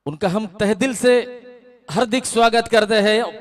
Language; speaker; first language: Hindi; non-native, local second language; Marathi